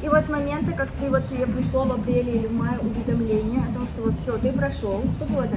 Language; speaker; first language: Russian; native; Russian